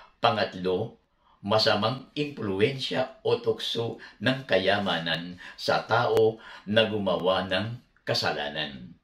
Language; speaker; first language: Filipino; native; Filipino